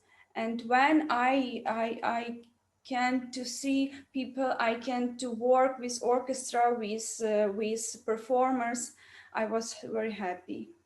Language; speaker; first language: English; non-native, learner; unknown